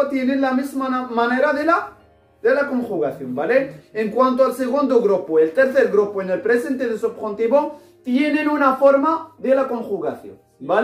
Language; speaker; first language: Spanish; non-native, fluent; Arabic